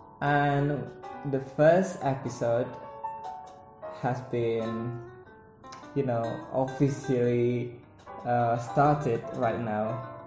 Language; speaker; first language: English; non-native, learner; Indonesian